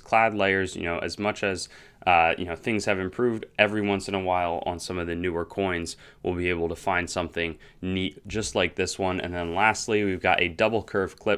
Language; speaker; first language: English; native; English